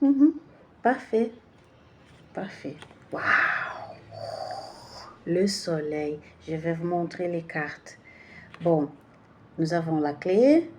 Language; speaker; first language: French; non-native, fluent; Portuguese